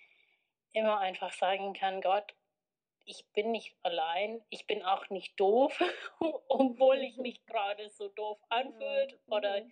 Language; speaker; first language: German; non-native, fluent; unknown